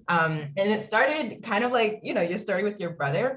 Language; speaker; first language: English; native; English